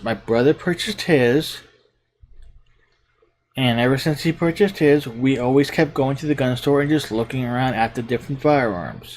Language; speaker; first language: English; native; English